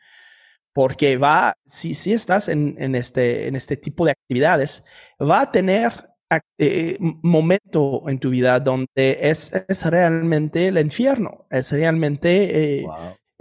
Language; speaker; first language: Spanish; non-native, fluent; French